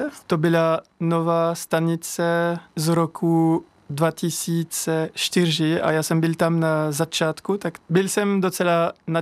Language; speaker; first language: Czech; non-native, learner; French